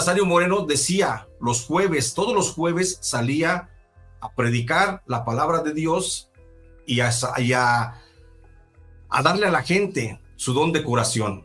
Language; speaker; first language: Spanish; native; Spanish